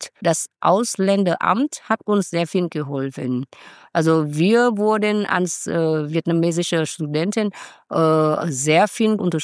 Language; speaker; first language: German; non-native, fluent; Vietnamese